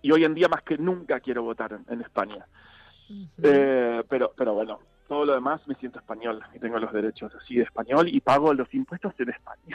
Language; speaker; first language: Spanish; native; Spanish